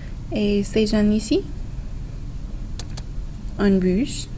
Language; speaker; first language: French; non-native, fluent; English